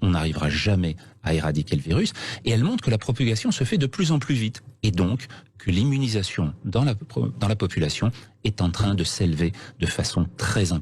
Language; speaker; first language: French; native; French